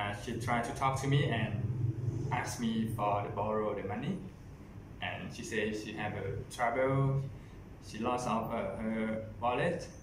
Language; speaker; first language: English; non-native, learner; Thai